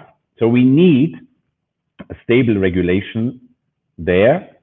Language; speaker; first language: English; non-native, fluent; German